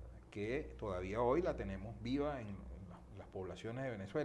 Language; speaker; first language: Spanish; native; Spanish